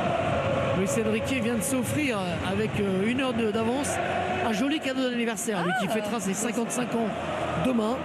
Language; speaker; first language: French; native; French